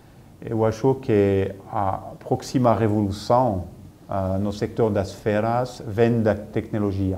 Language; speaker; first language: Portuguese; non-native, fluent; French